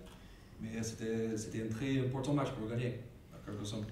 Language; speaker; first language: French; non-native, learner; English